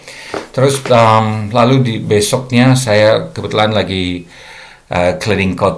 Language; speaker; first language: Indonesian; non-native, fluent; English